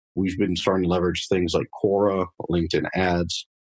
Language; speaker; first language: English; non-native, fluent; French